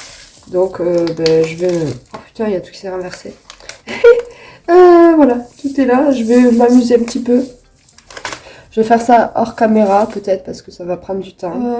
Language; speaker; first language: French; native; French